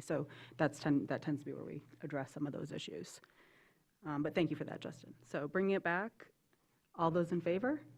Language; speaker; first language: English; native; English